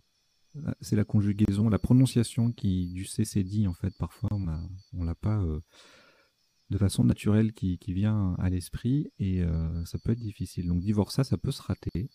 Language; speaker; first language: French; native; French